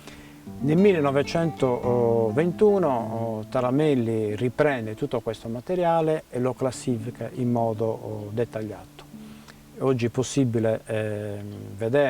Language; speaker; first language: Italian; native; Italian